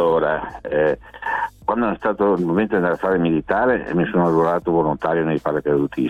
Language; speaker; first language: Italian; native; Italian